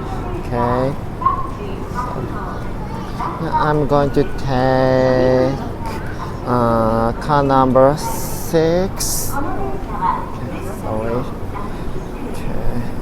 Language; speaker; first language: English; non-native, learner; Japanese